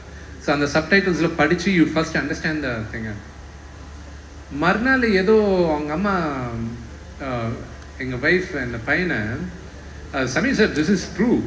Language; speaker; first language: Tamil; non-native, local second language; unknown